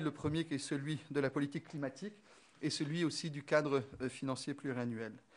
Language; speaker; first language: French; non-native, local second language; Luxembourgish